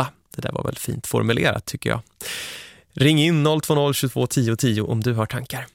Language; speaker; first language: Swedish; native; Swedish